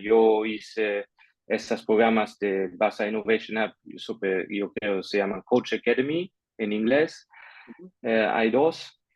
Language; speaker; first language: Spanish; non-native, fluent; German